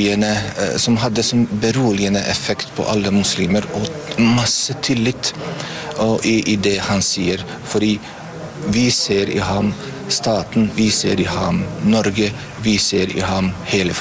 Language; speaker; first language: Norwegian; non-native, fluent; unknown